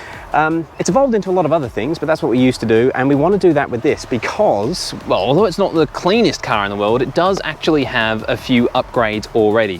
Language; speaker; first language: English; native; English